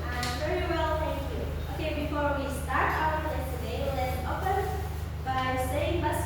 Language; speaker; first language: English; non-native, learner; Indonesian